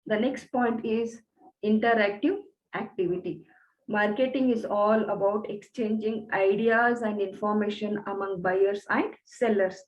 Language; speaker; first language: English; non-native, local second language; Kannada